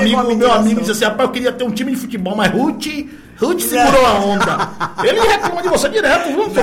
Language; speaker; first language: Portuguese; native; Portuguese